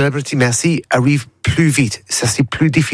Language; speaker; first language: French; non-native, learner; English